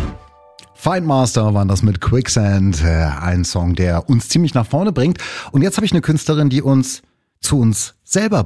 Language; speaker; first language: German; native; German